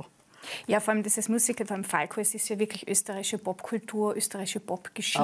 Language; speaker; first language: German; native; German